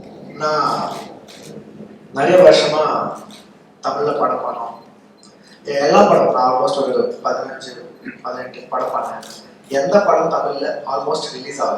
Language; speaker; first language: Tamil; non-native, local second language; Telugu